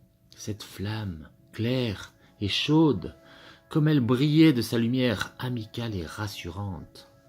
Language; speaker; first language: French; native; French